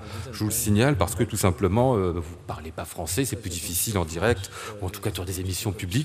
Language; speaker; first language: French; native; French